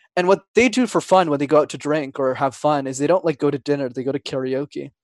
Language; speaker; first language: English; non-native, fluent; Tamil